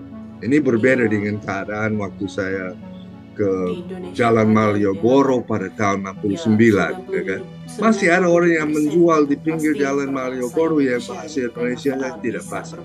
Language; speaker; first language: Indonesian; non-native, fluent; English